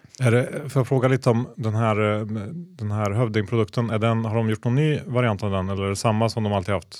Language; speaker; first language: Swedish; native; Swedish